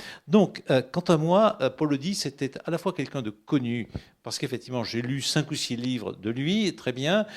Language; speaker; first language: French; native; French